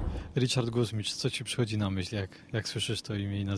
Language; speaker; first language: Polish; native; Polish